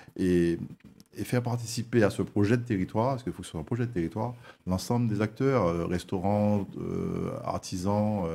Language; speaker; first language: French; native; French